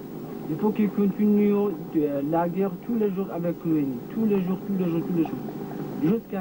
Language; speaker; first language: French; non-native, learner; Kurdish